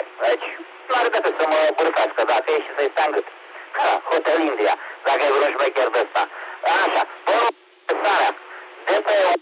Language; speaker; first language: Romanian; native; Romanian